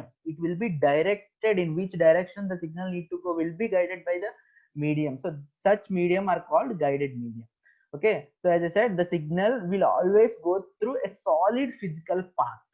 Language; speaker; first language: English; non-native, local second language; Telugu